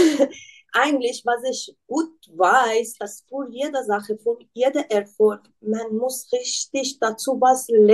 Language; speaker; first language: German; non-native, learner; Persian